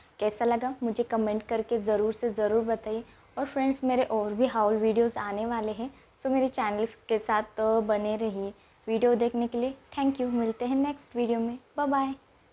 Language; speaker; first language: Hindi; native; Hindi